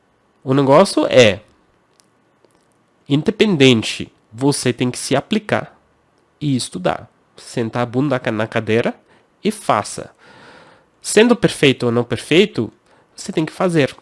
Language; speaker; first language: Portuguese; non-native, fluent; English